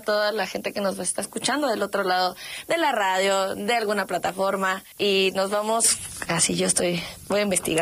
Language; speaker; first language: Spanish; native; Spanish